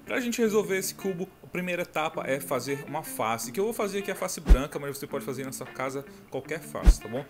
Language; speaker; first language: Portuguese; native; Portuguese